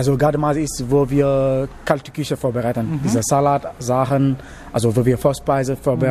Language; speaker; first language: German; non-native, learner; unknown